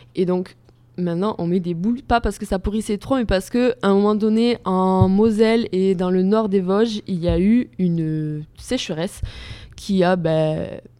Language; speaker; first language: French; native; French